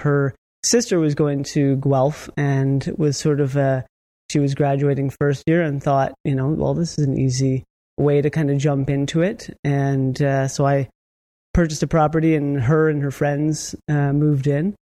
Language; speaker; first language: English; native; English